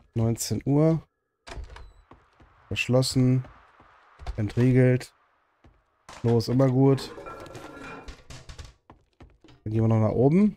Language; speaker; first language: German; native; German